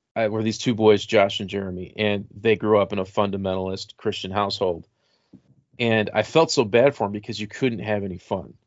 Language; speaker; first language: English; native; English